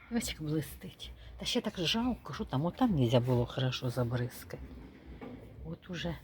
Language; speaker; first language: Ukrainian; native; Ukrainian